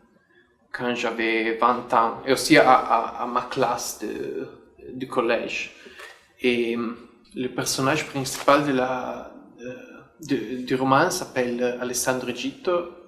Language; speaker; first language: French; non-native, fluent; Italian